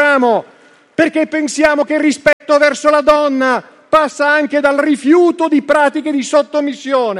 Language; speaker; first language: Italian; native; Italian